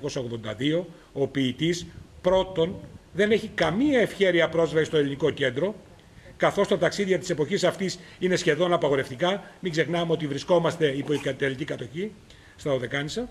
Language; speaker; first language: Greek; native; Greek